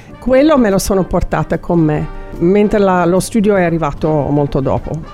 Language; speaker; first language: Italian; non-native, fluent; English